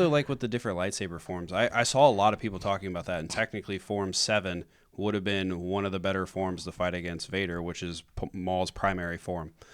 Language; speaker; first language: English; native; English